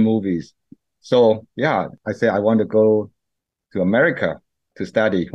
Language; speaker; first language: English; non-native, local second language; Min Nan Chinese